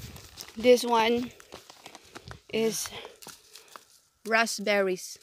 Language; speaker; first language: English; non-native, local second language; Filipino